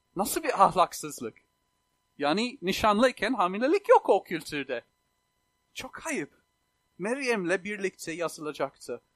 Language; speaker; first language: Turkish; non-native, fluent; English